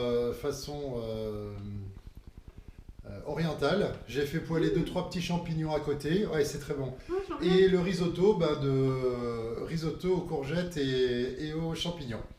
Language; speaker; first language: French; native; French